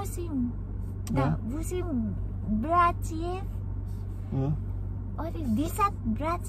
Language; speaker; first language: Russian; non-native, learner; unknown